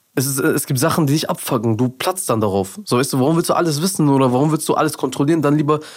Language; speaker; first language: German; early bilingual, other home language; Persian